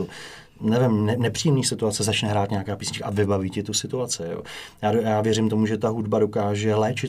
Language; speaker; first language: Czech; native; Czech